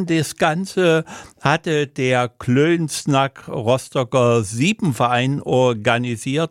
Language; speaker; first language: German; native; German